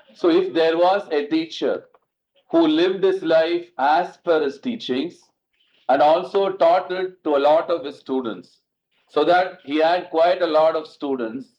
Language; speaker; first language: English; non-native, local second language; Tamil